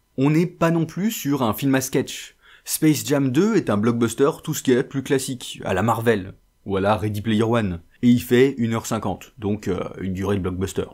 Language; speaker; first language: French; native; French